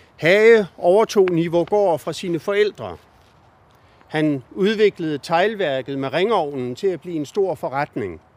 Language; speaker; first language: Danish; native; Danish